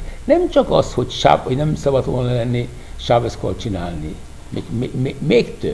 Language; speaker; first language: Hungarian; non-native, fluent; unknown